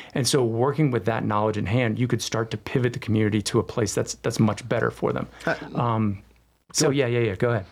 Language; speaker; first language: English; native; English